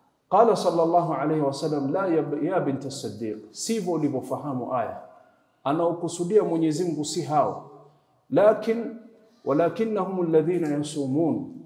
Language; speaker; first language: Arabic; non-native, fluent; Swahili